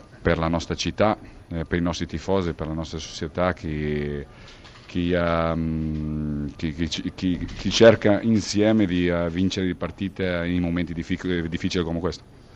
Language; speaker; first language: Italian; non-native, fluent; Portuguese